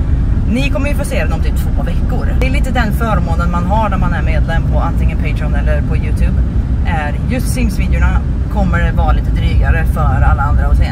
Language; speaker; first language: Swedish; native; Swedish